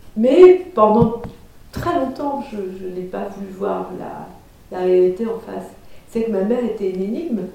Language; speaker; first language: French; native; French